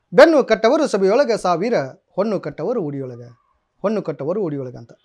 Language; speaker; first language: Kannada; native; Kannada